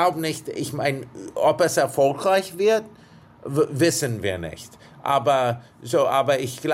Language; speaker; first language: German; non-native, fluent; English